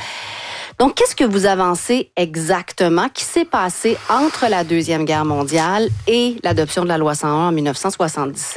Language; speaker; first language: French; native; French